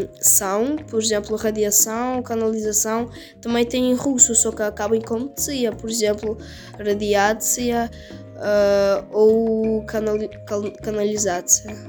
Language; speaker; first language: Portuguese; non-native, fluent; Russian